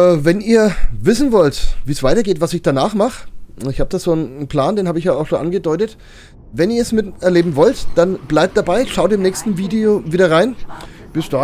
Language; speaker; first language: German; native; German